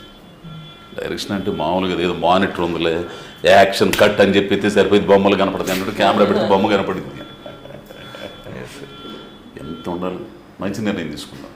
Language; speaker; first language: Telugu; native; Telugu